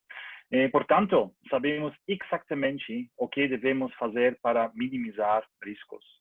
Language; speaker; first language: Portuguese; non-native, learner; German